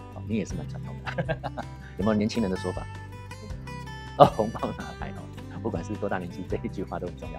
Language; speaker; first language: Chinese; native; Chinese